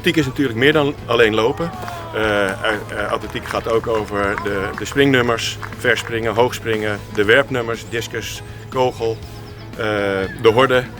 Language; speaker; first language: Dutch; native; Dutch